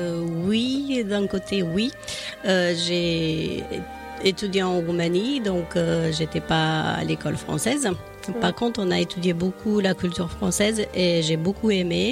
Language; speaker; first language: French; native; French